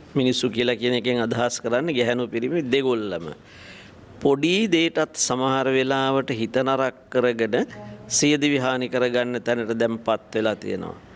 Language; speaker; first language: Sinhala; native; Sinhala